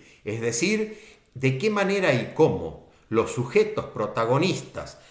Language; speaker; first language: Spanish; native; Spanish